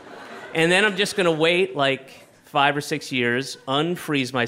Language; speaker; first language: English; native; English